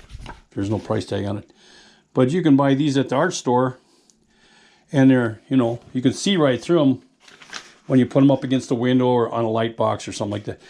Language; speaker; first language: English; native; English